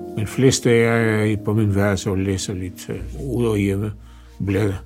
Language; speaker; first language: Danish; non-native, learner; Macedonian